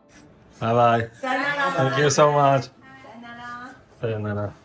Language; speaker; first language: English; non-native, fluent; Polish